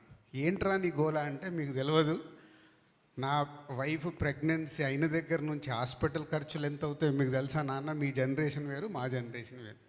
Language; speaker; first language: Telugu; native; Telugu